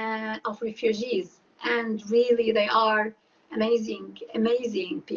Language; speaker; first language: English; non-native, fluent; Arabic